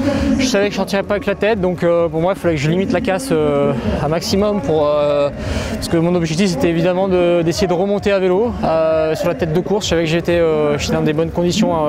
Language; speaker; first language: French; native; French